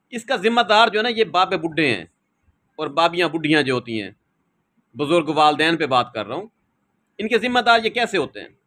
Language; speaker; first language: Urdu; non-native, local second language; Saraiki